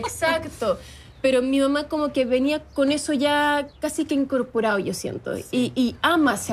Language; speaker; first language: Spanish; native; Spanish